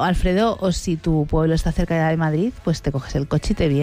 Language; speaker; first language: Spanish; native; Spanish